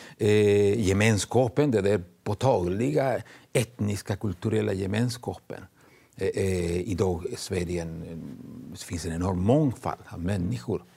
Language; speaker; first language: Swedish; non-native, fluent; Spanish